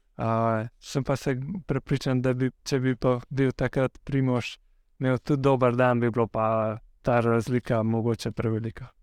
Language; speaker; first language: Slovenian; native; Slovenian